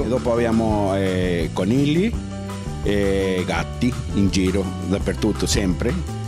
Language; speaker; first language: Italian; non-native, fluent; Spanish